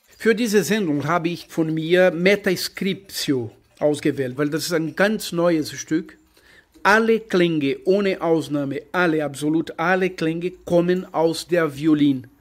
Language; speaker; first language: German; non-native, fluent; Portuguese